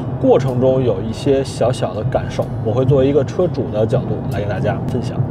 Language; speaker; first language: Chinese; native; Chinese